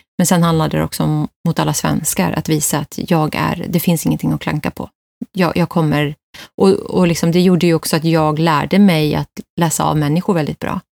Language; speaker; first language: Swedish; early bilingual, other home language; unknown